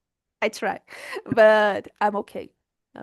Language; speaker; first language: English; non-native, learner; Portuguese